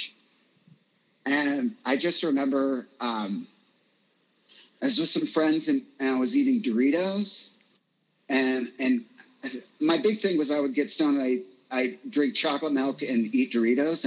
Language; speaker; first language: English; native; English